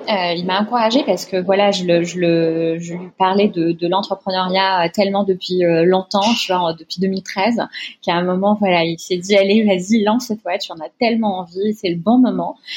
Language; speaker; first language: French; non-native, local second language; Arabic